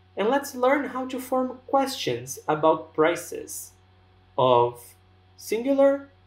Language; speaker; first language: English; non-native, fluent; Portuguese